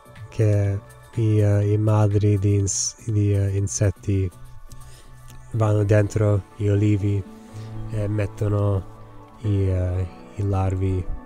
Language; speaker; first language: Italian; non-native, learner; English